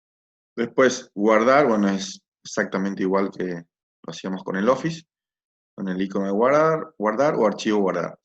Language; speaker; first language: Spanish; native; Spanish